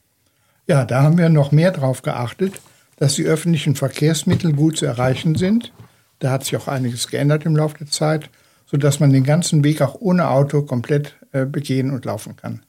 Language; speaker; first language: German; native; German